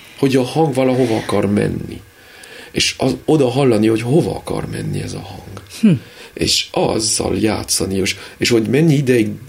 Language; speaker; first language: Hungarian; early bilingual, heritage; Hungarian